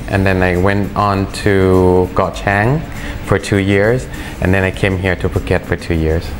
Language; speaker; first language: English; early bilingual, other home language; Thai